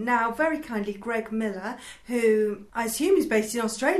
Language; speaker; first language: English; native; English